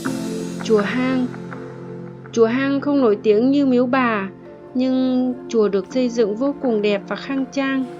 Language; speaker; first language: Vietnamese; native; Vietnamese